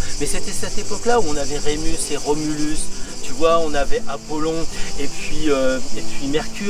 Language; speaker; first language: French; native; French